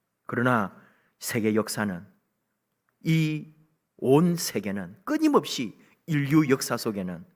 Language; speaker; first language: Korean; native; Korean